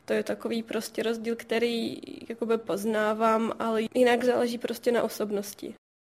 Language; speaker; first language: Czech; non-native, fluent; Russian